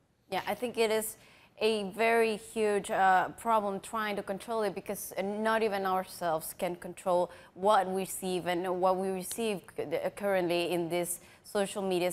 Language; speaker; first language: English; non-native, fluent; Spanish